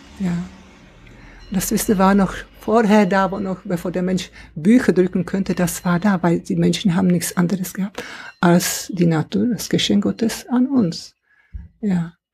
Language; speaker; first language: German; non-native, fluent; Czech